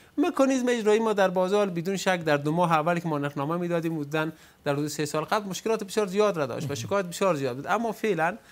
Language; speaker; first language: Persian; native; Persian